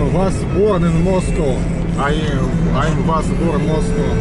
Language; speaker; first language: English; non-native, learner; Russian